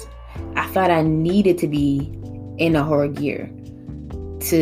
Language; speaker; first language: English; native; English